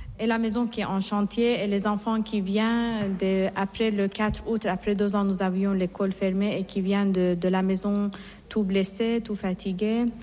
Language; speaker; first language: French; non-native, fluent; Persian